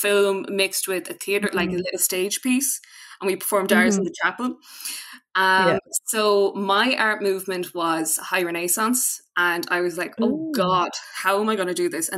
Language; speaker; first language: English; native; English